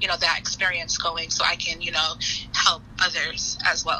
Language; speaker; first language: English; native; English